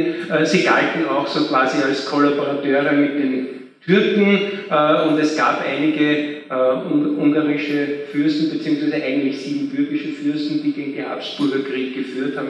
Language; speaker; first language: German; native; German